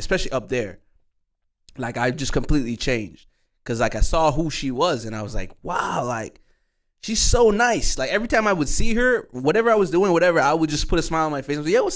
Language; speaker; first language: English; native; English